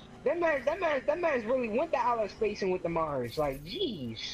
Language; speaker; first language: English; native; English